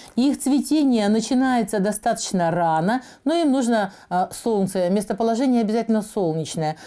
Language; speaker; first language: Russian; native; Russian